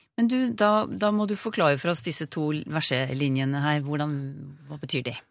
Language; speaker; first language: Norwegian; native; Norwegian